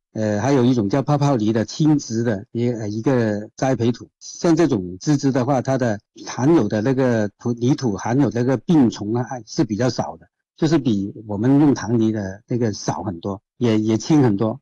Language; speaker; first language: Chinese; non-native, local second language; Cantonese